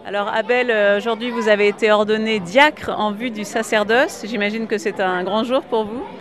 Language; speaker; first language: French; native; French